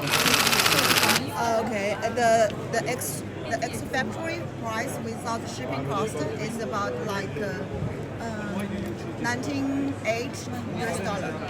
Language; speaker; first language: English; non-native, learner; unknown